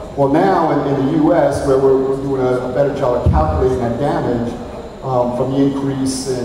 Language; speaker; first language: English; native; English